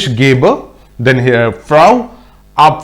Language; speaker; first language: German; non-native, fluent; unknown